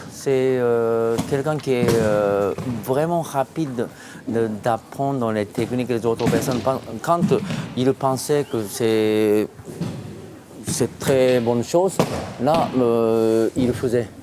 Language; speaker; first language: French; non-native, fluent; Japanese